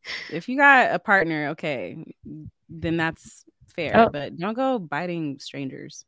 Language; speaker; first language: English; native; English